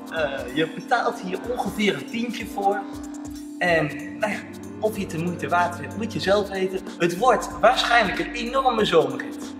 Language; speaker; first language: Dutch; native; Dutch